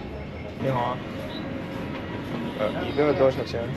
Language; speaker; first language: Chinese; non-native, learner; English